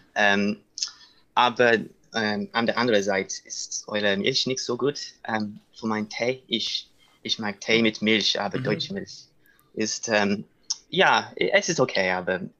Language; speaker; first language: German; non-native, learner; English